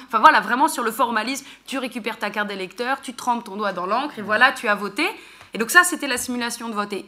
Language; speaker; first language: French; native; French